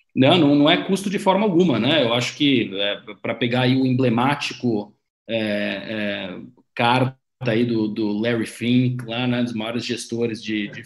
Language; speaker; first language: Portuguese; native; Portuguese